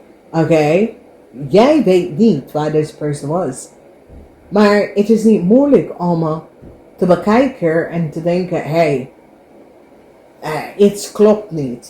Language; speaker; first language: Dutch; non-native, fluent; English